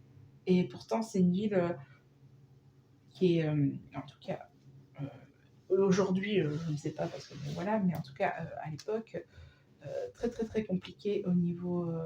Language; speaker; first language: French; native; French